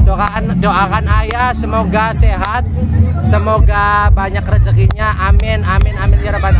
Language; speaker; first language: Indonesian; native; Indonesian